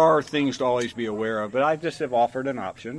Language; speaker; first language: English; native; English